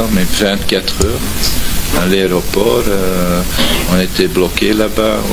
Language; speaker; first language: French; non-native, local second language; Dutch